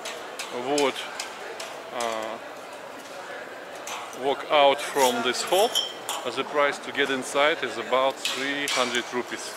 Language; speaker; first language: English; non-native, fluent; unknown